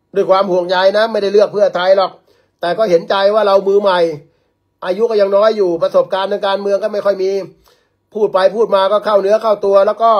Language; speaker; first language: Thai; native; Thai